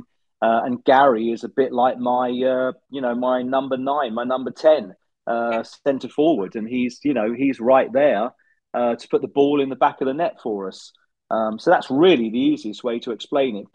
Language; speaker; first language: English; native; English